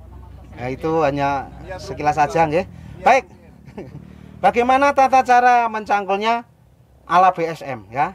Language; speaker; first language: Indonesian; non-native, local second language; Javanese